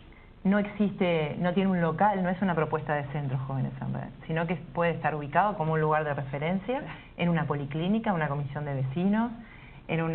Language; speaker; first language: Spanish; native; Spanish